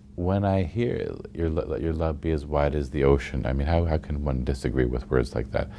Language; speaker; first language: English; native; English